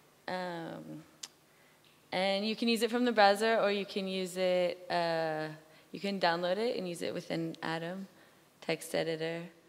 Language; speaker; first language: English; native; English